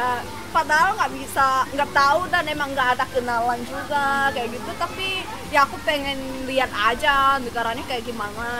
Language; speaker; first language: Indonesian; non-native, fluent; Korean